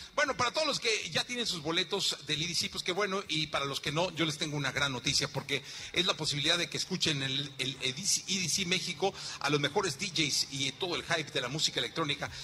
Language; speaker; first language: Spanish; native; Spanish